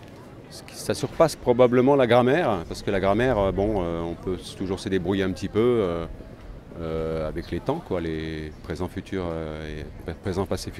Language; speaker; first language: French; native; French